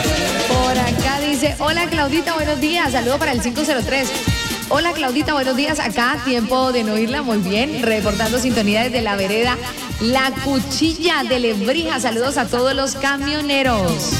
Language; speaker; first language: Spanish; native; Spanish